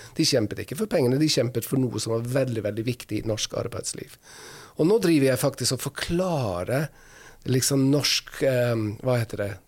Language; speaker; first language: Norwegian; non-native, fluent; English